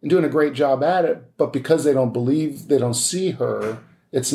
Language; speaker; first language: English; native; English